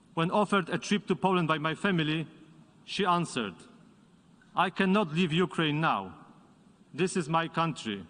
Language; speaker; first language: English; non-native, fluent; Polish